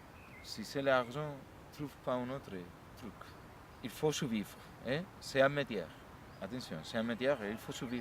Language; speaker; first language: French; non-native, learner; Spanish